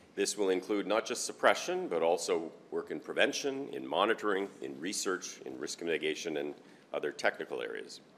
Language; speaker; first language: English; native; English